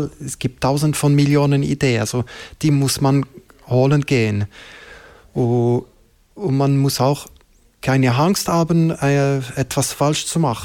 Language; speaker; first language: German; non-native, local second language; French